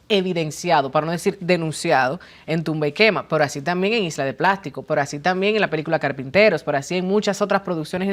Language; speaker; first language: Spanish; native; Spanish